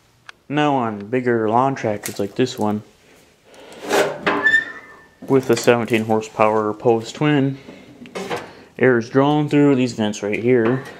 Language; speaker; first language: English; native; English